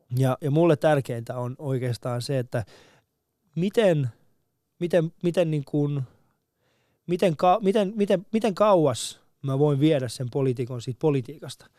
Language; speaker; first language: Finnish; early bilingual, other home language; Persian